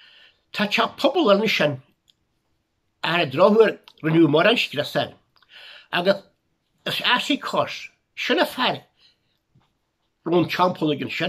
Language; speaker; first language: Irish; native; Irish